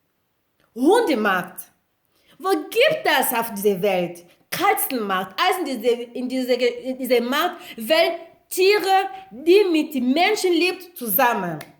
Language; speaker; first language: German; non-native, learner; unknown